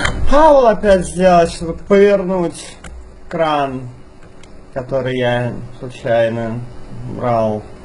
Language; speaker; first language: Russian; native; Russian